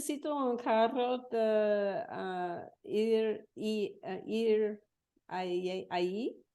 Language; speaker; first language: Spanish; non-native, learner; English